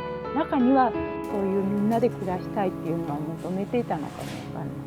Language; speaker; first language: Japanese; native; Japanese